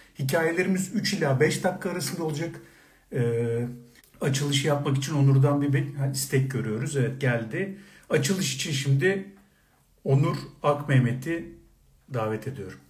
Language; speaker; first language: Turkish; native; Turkish